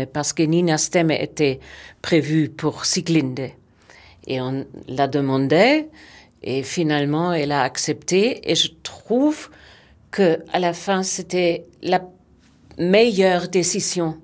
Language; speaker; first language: French; non-native, fluent; German